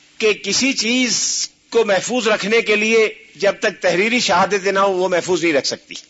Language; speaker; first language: Urdu; native; Urdu